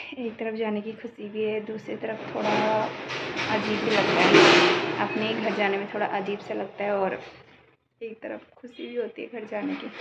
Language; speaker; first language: Hindi; native; Hindi